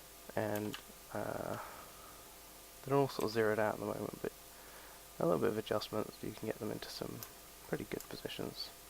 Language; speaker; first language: English; native; English